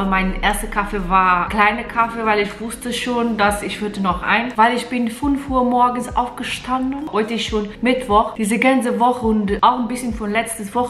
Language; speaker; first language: German; non-native, fluent; Portuguese